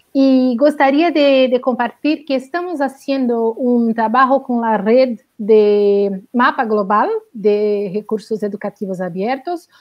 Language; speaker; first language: Spanish; non-native, learner; Portuguese